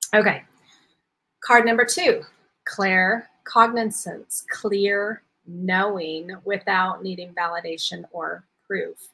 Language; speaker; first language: English; native; English